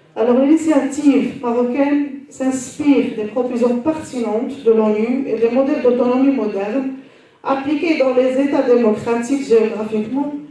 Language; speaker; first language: French; non-native, local second language; Arabic